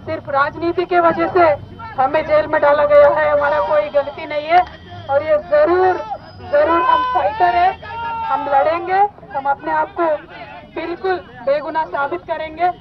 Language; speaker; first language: Hindi; non-native, local second language; Telugu